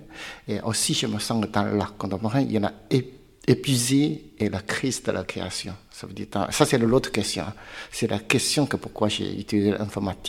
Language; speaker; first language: French; non-native, learner; Chinese